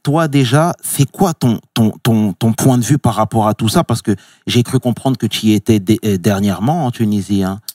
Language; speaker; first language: French; native; French